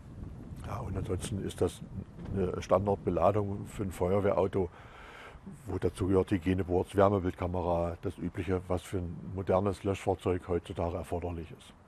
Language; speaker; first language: German; native; German